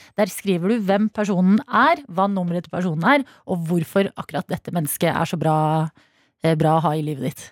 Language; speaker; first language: Norwegian; native; Norwegian